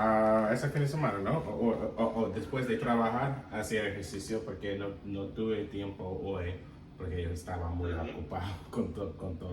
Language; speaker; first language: Spanish; non-native, learner; English